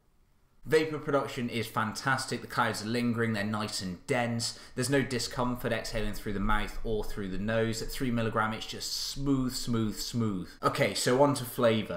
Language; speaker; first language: English; native; English